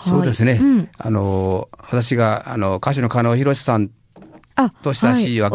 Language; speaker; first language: Japanese; native; Japanese